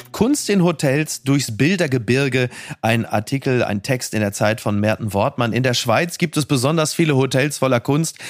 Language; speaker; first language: German; native; German